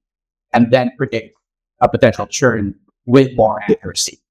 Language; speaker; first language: English; native; English